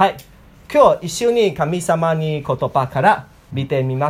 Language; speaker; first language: Japanese; non-native, learner; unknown